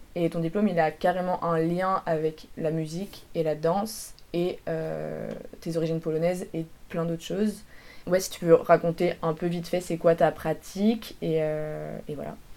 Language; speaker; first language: French; native; French